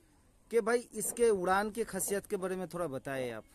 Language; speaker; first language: Hindi; non-native, local second language; Bangla